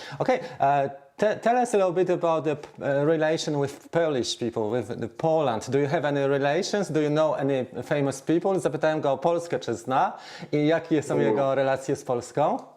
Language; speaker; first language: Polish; native; Polish